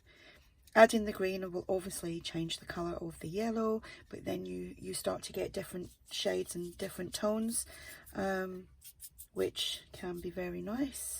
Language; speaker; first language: English; native; English